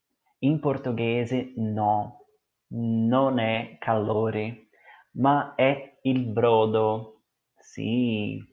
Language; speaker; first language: Italian; non-native, learner; Portuguese